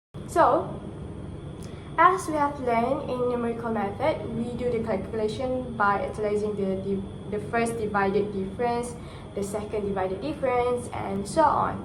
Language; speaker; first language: English; non-native, local second language; Malay